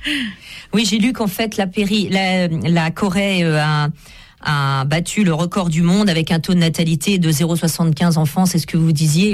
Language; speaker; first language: French; native; French